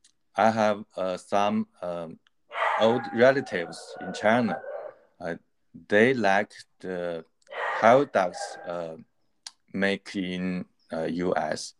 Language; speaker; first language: English; non-native, learner; Chinese